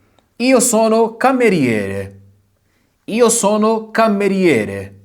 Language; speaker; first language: Italian; non-native, fluent; Portuguese